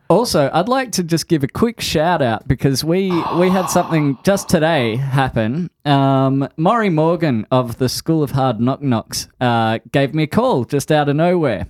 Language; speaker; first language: English; native; English